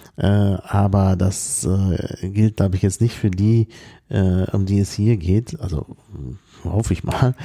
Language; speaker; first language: German; native; German